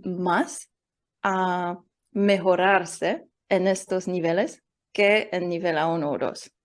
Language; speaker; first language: Spanish; non-native, learner; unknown